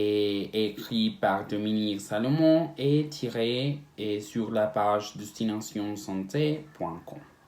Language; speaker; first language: French; non-native, learner; Spanish